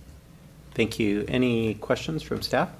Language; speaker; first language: English; native; English